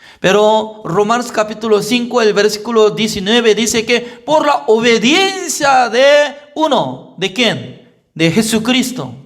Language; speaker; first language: Spanish; non-native, fluent; Korean